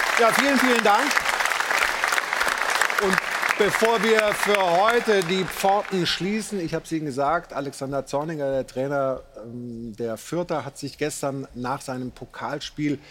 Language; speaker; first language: German; native; German